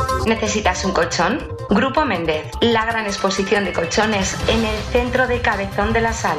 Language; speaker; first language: Spanish; native; Spanish